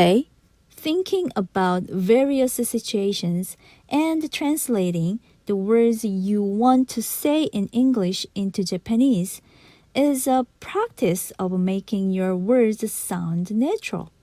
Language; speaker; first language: English; non-native, fluent; Japanese